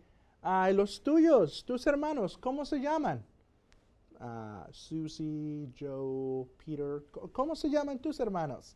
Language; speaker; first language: Spanish; non-native, fluent; English